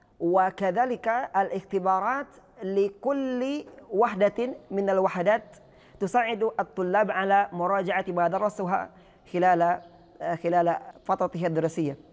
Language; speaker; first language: Arabic; non-native, fluent; Indonesian